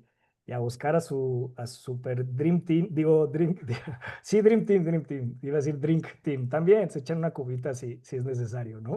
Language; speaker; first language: Spanish; native; Spanish